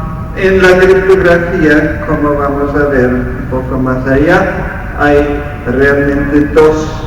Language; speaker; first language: Spanish; non-native, fluent; English